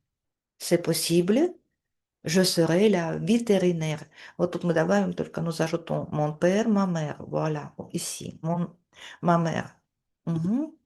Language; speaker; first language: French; non-native, fluent; Russian